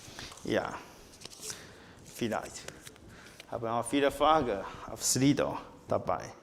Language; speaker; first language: German; non-native, learner; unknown